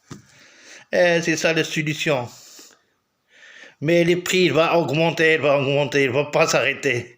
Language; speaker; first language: French; non-native, local second language; Arabic